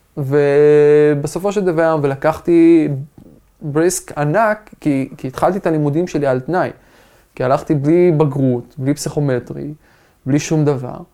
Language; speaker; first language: Hebrew; non-native, local second language; Arabic